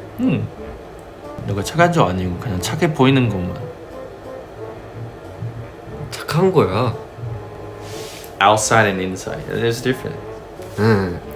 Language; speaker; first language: Korean; non-native, fluent; Chinese